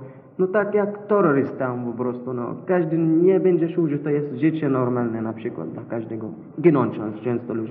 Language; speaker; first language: Polish; non-native, learner; Arabic